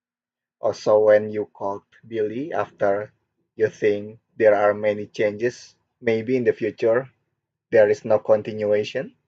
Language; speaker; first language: English; non-native, learner; Korean